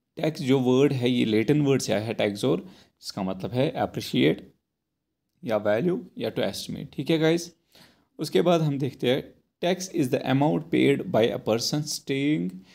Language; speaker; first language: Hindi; non-native, local second language; Kashmiri